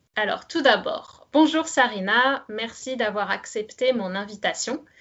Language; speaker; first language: French; native; French